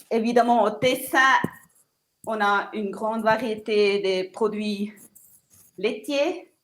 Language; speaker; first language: French; non-native, local second language; Italian